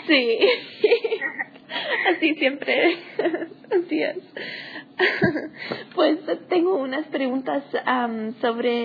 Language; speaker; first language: Spanish; non-native, learner; English